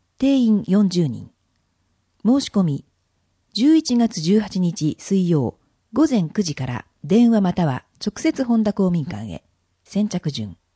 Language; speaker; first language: Japanese; native; Japanese